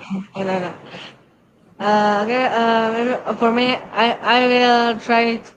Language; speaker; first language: English; non-native, learner; Indonesian